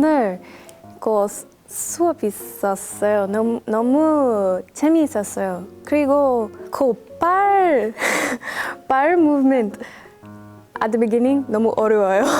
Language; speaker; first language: Korean; non-native, learner; English